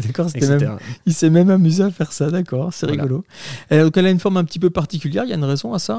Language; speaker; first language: French; native; French